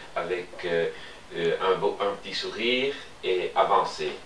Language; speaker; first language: French; non-native, fluent; Turkish